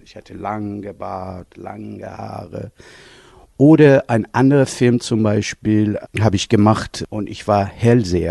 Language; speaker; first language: German; non-native, fluent; Persian